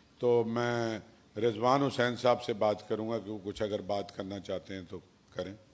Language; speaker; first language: Urdu; native; Urdu